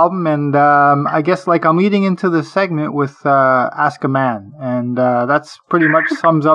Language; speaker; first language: English; native; English